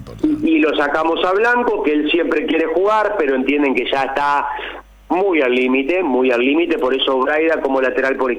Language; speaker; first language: Spanish; native; Spanish